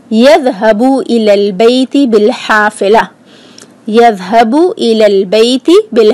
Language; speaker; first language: Arabic; non-native, fluent; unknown